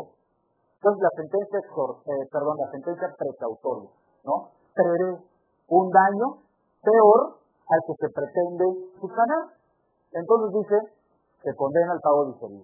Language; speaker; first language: Spanish; native; Spanish